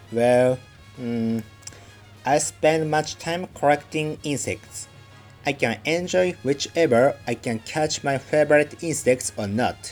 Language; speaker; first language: English; non-native, learner; Japanese